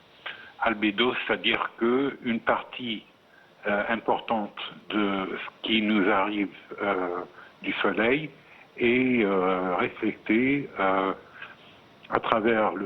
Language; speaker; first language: French; non-native, fluent; Arabic